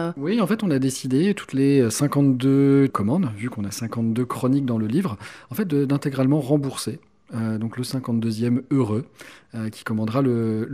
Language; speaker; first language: French; native; French